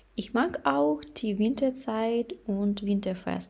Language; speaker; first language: German; non-native, fluent; Ukrainian